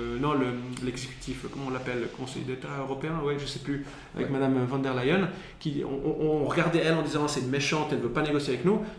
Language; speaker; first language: French; early bilingual, other home language; Spanish